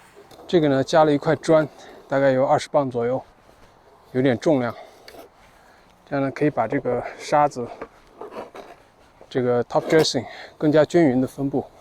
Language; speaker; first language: Chinese; native; Chinese